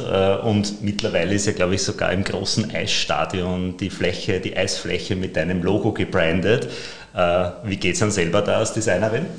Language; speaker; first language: German; native; German